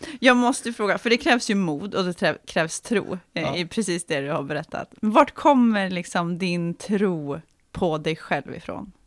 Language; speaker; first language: Swedish; native; Swedish